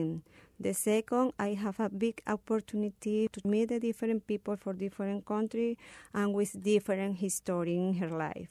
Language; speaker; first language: English; non-native, learner; Spanish